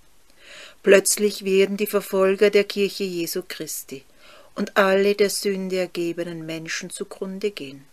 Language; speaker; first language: German; native; German